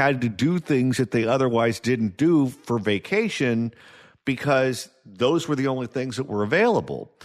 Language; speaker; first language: English; native; English